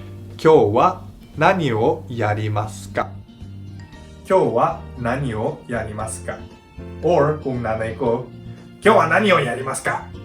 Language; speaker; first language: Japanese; non-native, learner; Filipino